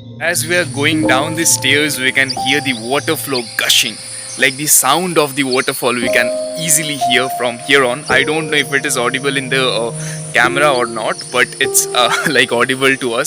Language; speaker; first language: English; non-native, local second language; Bangla